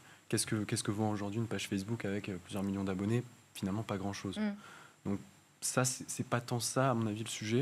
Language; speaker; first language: French; native; French